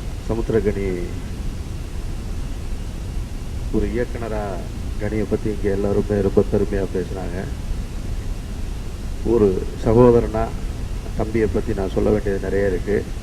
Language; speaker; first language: Tamil; native; Tamil